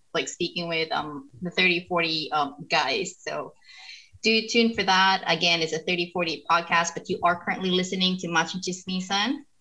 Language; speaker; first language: English; non-native, local second language; Filipino